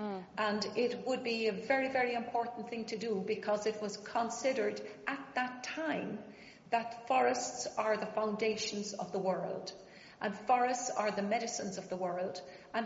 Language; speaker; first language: English; native; English